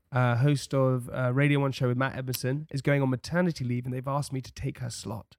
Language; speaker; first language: English; native; English